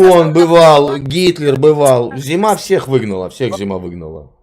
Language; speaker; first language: Russian; native; Russian